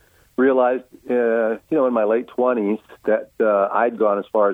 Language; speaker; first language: English; native; English